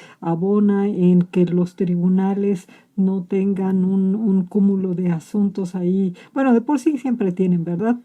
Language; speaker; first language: Spanish; native; Spanish